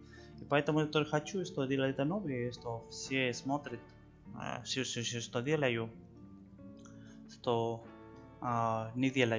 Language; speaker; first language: Russian; non-native, learner; Spanish